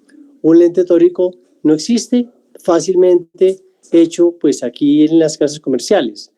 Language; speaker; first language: Spanish; native; Spanish